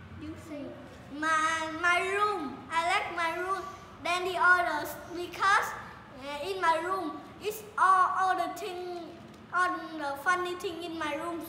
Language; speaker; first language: English; non-native, learner; Vietnamese